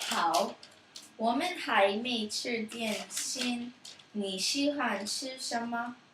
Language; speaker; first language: Chinese; non-native, learner; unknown